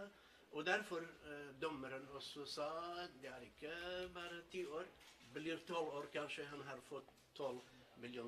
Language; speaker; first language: Norwegian; non-native, learner; Kurdish